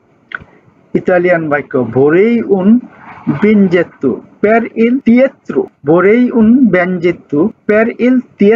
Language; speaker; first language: Italian; non-native, fluent; Bangla